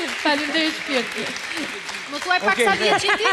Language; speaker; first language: Albanian; native; Albanian